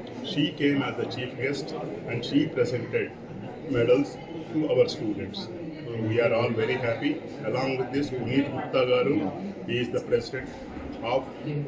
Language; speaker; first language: English; non-native, local second language; Telugu